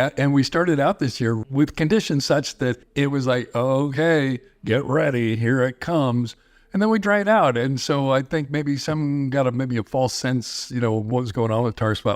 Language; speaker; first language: English; native; English